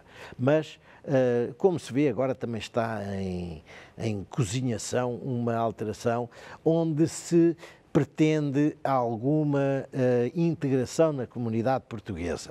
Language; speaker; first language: Portuguese; native; Portuguese